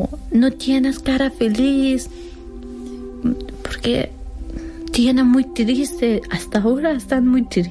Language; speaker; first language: Spanish; non-native, learner; Persian